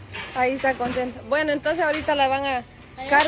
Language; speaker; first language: Spanish; native; Spanish